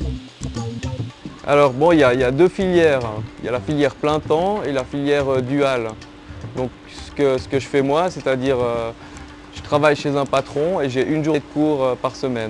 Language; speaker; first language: French; native; French